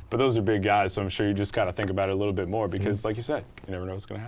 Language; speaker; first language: English; native; English